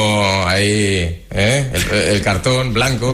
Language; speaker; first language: Spanish; native; Spanish